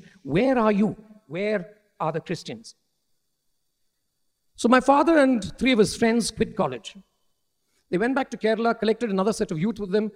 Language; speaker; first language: English; non-native, local second language; Malayalam